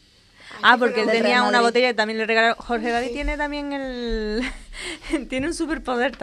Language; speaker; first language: Spanish; native; Spanish